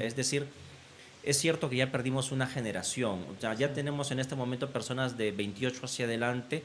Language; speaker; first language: Spanish; native; Spanish